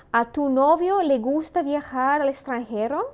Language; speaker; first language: Spanish; non-native, fluent; English